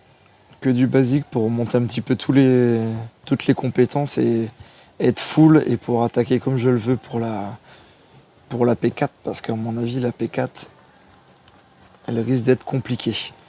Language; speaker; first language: French; native; French